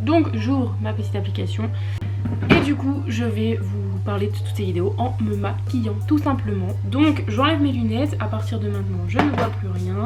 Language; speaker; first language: French; native; French